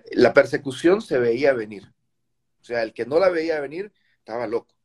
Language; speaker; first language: Spanish; native; Spanish